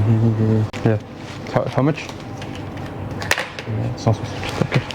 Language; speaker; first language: English; non-native, learner; French